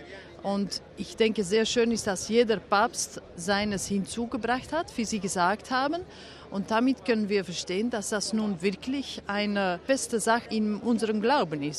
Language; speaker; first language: German; non-native, fluent; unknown